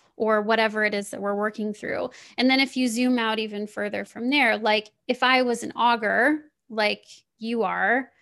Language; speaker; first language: English; native; English